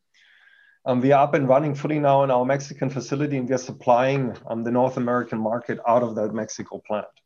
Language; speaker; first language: English; non-native, fluent; German